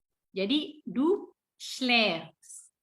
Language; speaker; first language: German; non-native, learner; Indonesian